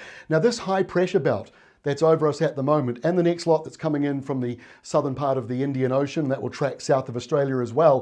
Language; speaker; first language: English; native; English